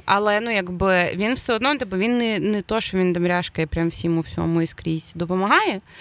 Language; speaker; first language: Ukrainian; native; Ukrainian